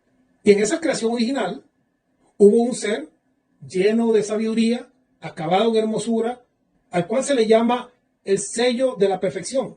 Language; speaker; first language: Spanish; native; Spanish